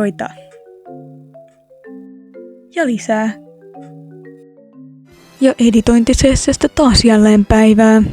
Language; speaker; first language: Finnish; native; Finnish